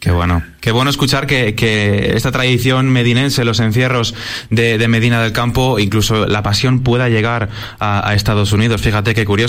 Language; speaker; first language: Spanish; native; Spanish